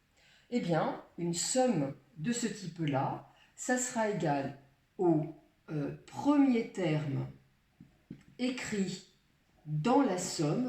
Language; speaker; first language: French; native; French